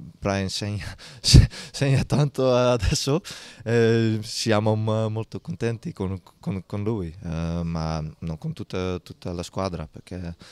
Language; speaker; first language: Italian; non-native, learner; Dutch